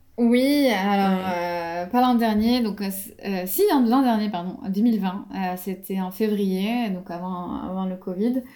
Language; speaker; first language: French; non-native, local second language; Arabic